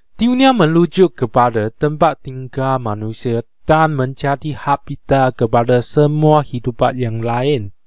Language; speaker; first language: Malay; non-native, local second language; Chinese